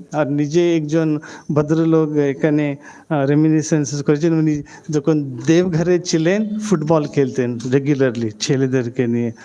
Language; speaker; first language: Bangla; non-native, local second language; Hindi